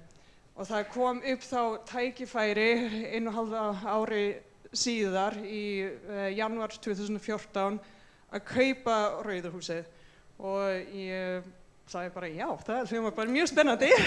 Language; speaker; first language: Icelandic; non-native, fluent; English